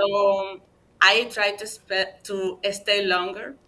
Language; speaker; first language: English; non-native, learner; Spanish